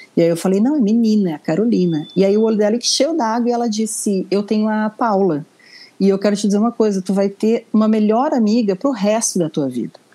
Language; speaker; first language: Portuguese; native; Portuguese